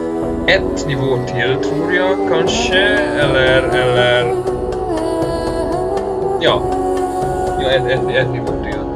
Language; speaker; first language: Swedish; non-native, learner; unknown